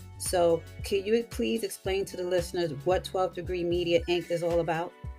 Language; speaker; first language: English; native; English